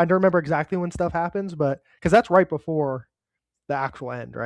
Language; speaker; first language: English; native; English